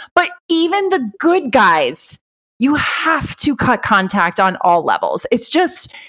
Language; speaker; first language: English; native; English